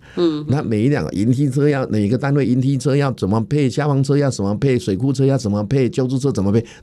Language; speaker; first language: Chinese; native; Chinese